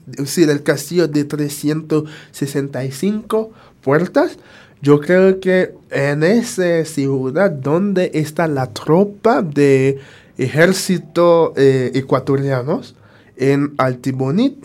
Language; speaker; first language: Spanish; non-native, fluent; Haitian Creole